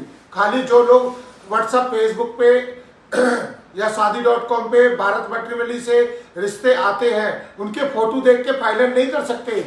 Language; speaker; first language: Hindi; native; Hindi